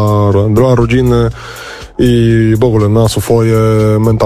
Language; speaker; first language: Polish; non-native, fluent; Spanish